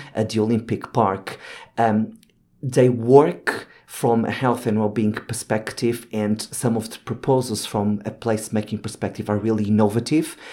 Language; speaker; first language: English; non-native, fluent; Portuguese